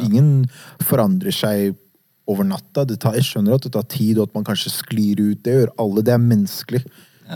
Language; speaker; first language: Norwegian; early bilingual, other home language; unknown